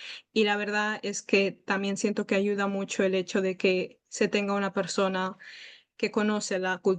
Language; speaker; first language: Spanish; native; Spanish